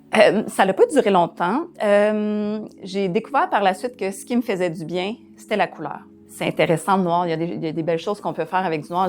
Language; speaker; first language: French; native; French